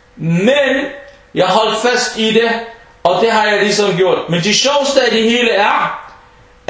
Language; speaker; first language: Danish; early bilingual, other home language; Arabic